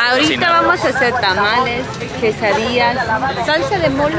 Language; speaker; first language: Spanish; non-native, fluent; English